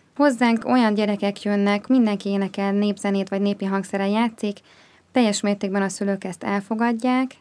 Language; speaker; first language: Hungarian; native; Hungarian